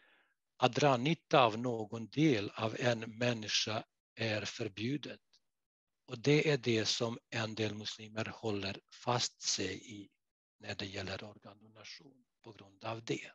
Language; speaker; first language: Swedish; non-native, fluent; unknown